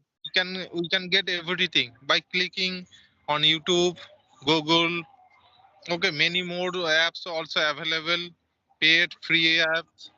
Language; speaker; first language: English; non-native, local second language; Santali